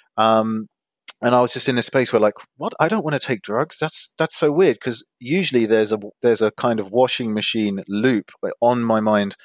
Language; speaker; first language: English; native; English